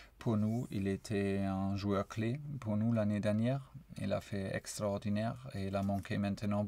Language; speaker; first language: French; non-native, fluent; German